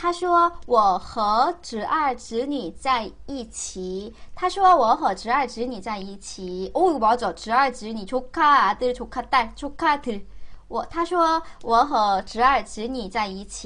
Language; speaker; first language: Chinese; non-native, fluent; Korean